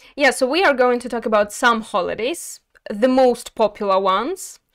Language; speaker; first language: English; non-native, fluent; Ukrainian